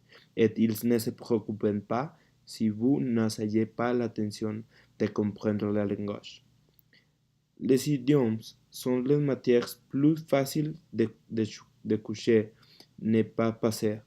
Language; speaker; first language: French; non-native, learner; Spanish